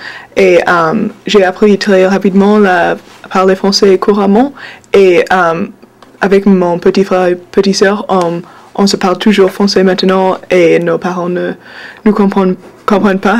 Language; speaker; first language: French; non-native, fluent; English